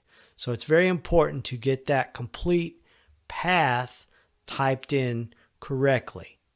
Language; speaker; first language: English; native; English